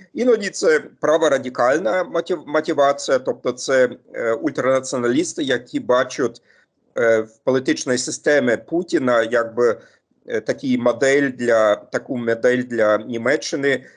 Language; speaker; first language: Ukrainian; non-native, fluent; German